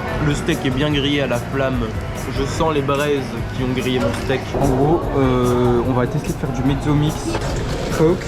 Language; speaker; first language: French; native; French